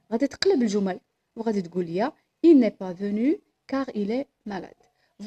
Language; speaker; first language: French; non-native, local second language; Arabic